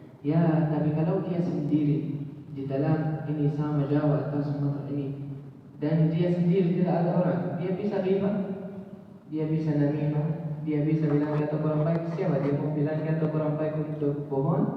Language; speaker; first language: Indonesian; non-native, fluent; Arabic